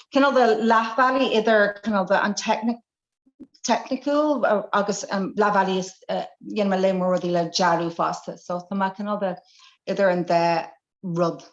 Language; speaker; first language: Irish; non-native, local second language; English